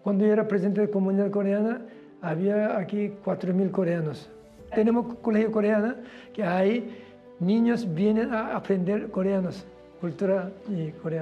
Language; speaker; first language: Spanish; non-native, learner; Korean